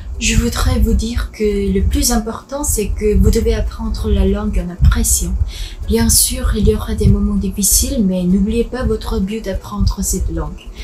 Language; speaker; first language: French; non-native, fluent; Korean